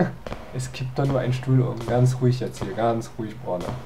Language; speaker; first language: German; native; German